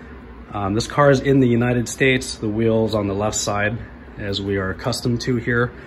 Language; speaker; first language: English; native; English